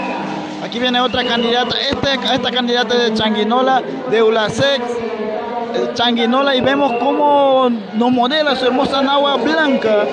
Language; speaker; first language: Spanish; non-native, local second language; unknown